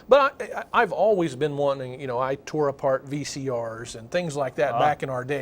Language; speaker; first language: English; native; English